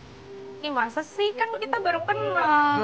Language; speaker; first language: Indonesian; native; Indonesian